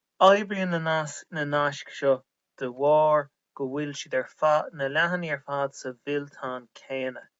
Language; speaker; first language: Irish; native; Irish